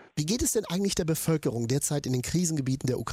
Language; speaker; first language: German; native; German